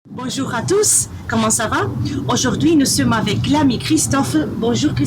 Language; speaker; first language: French; non-native, learner; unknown